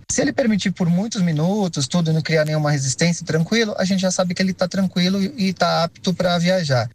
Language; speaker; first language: Portuguese; native; Portuguese